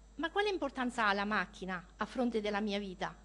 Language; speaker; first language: Italian; native; Italian